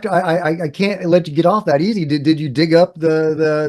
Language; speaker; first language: English; native; English